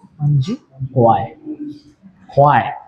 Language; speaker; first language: Japanese; non-native, fluent; Indonesian